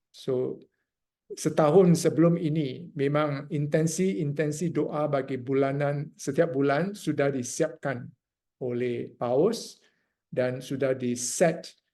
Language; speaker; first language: Malay; non-native, local second language; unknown